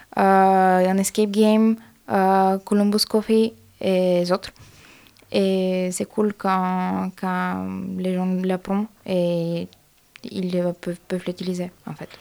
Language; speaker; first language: French; non-native, fluent; Bulgarian